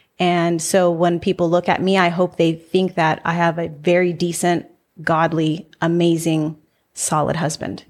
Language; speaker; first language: English; native; English